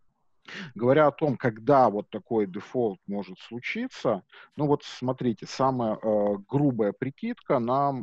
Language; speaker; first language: Russian; native; Russian